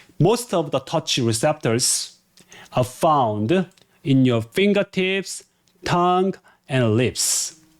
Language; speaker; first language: English; non-native, fluent; Korean